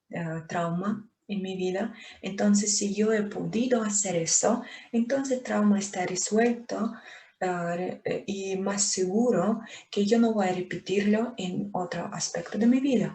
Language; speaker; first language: Spanish; non-native, fluent; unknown